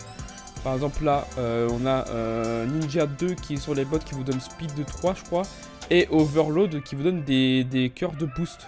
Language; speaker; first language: French; native; French